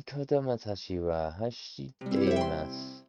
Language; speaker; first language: Japanese; non-native, learner; English